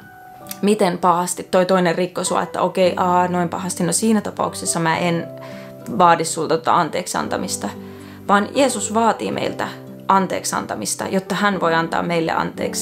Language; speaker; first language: Finnish; native; Finnish